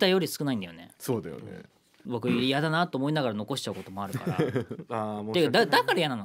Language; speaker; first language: Japanese; native; Japanese